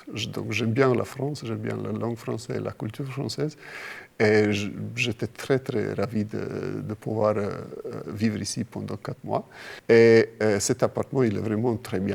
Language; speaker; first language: French; non-native, fluent; Croatian